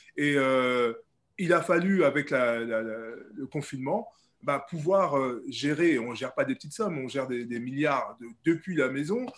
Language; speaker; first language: French; native; French